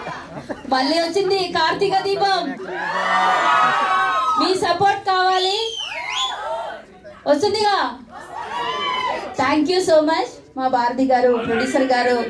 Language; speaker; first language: Telugu; non-native, learner; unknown